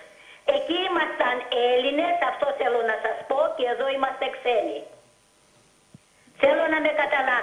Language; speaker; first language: Greek; early bilingual, heritage; Greek